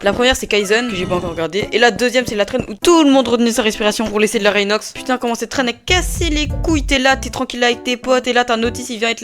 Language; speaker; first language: French; native; French